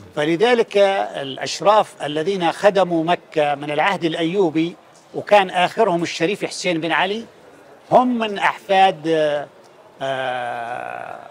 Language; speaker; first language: Arabic; native; Arabic